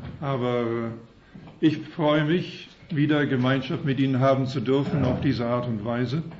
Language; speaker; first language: German; early bilingual, heritage; German